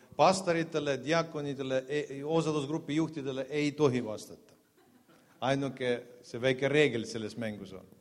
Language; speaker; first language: Estonian; non-native, local second language; Russian